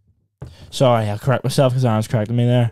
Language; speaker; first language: English; native; English